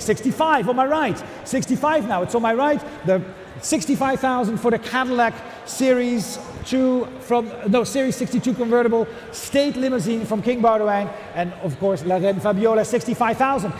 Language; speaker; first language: English; native; English